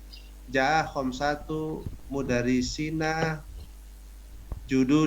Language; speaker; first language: Arabic; non-native, learner; Indonesian